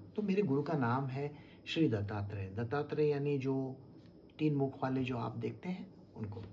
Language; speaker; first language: Hindi; non-native, local second language; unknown